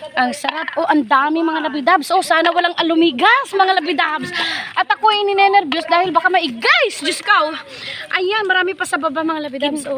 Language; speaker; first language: Filipino; non-native, local second language; Iloko